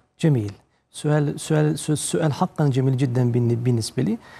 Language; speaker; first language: Arabic; non-native, fluent; Turkish